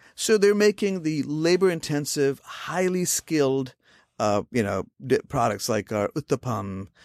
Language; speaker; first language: English; non-native, local second language; Hindi